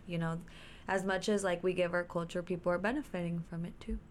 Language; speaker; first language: English; early bilingual, other home language; Spanish